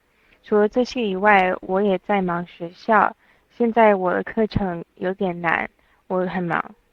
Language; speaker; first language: Chinese; non-native, learner; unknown